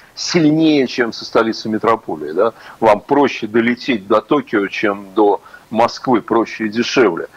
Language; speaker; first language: Russian; native; Russian